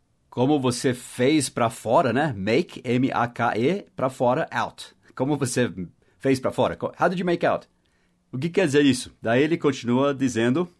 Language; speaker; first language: Portuguese; non-native, fluent; English